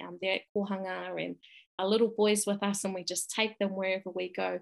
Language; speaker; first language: English; native; English